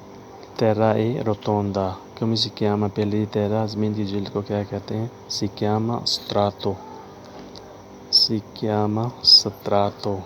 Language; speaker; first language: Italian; non-native, learner; Urdu